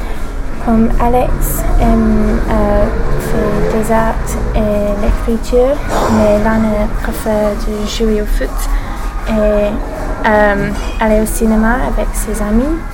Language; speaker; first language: French; non-native, learner; English